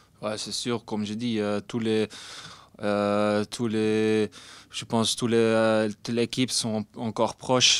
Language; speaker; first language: French; non-native, learner; Dutch